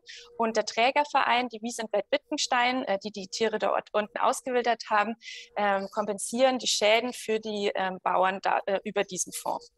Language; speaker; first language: German; native; German